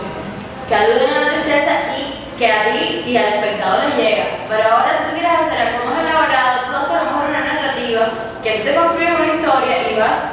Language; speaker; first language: Spanish; native; Spanish